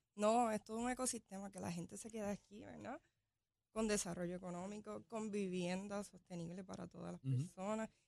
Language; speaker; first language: Spanish; native; Spanish